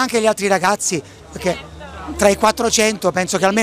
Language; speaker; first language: Italian; native; Italian